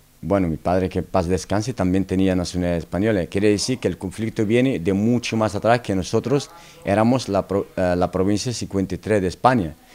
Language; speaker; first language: Spanish; non-native, local second language; Arabic